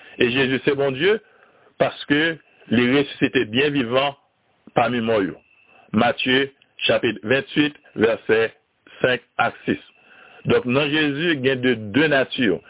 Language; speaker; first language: French; non-native, learner; Haitian Creole